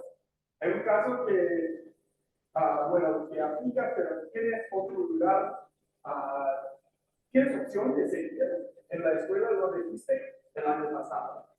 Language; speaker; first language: Spanish; non-native, fluent; English